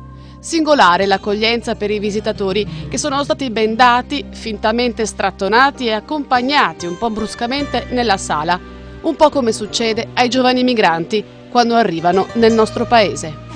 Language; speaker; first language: Italian; native; Italian